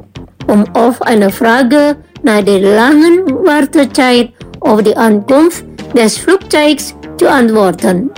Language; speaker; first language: German; non-native, fluent; Indonesian